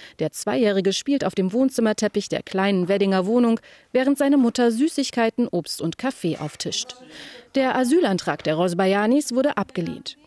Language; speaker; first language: German; native; German